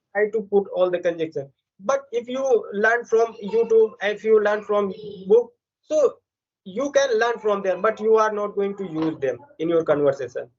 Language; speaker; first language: English; non-native, local second language; Hindi